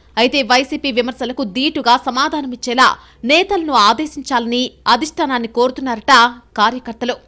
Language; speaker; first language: Telugu; native; Telugu